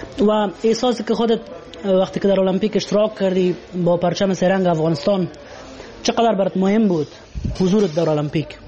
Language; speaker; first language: Persian; native; Persian